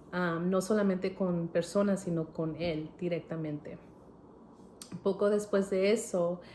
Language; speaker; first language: Spanish; early bilingual, heritage; Spanish